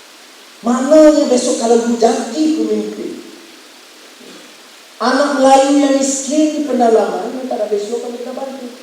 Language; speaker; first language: Malay; native; Malay